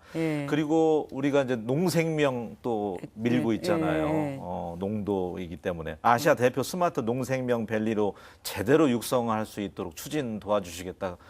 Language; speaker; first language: Korean; native; Korean